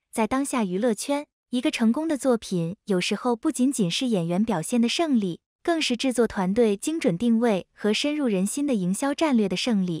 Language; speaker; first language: Chinese; native; Chinese